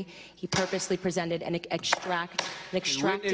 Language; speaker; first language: English; native; English